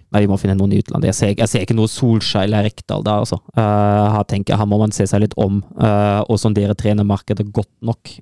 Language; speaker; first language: Norwegian; non-native, fluent; German